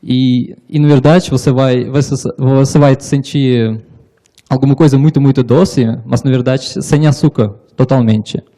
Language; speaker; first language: Portuguese; non-native, learner; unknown